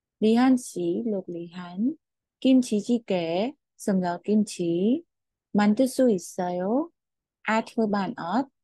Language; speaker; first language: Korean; non-native, fluent; Khmer